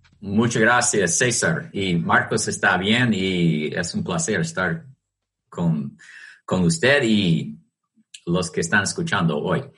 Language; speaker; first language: Spanish; non-native, fluent; English